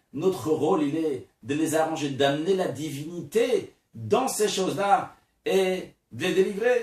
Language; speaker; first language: French; native; French